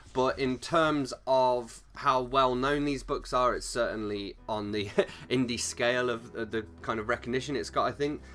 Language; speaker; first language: English; native; English